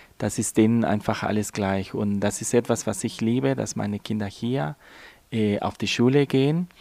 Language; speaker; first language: German; non-native, fluent; Spanish